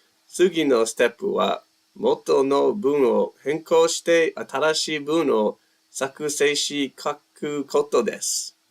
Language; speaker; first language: Japanese; non-native, learner; English